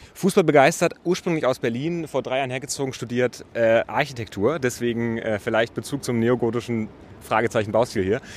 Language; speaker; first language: German; native; German